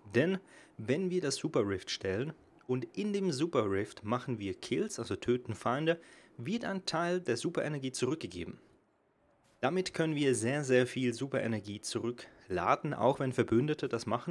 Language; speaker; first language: German; native; German